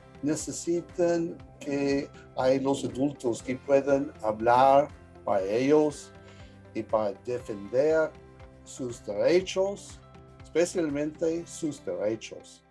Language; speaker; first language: Spanish; early bilingual, heritage; English